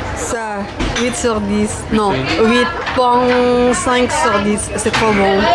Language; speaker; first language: French; non-native, fluent; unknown